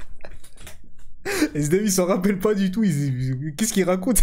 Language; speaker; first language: French; native; French